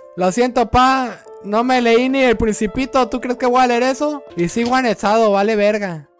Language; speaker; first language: Spanish; native; Spanish